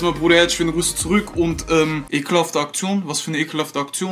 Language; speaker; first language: German; native; German